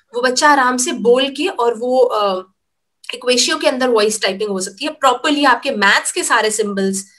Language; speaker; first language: Hindi; native; Hindi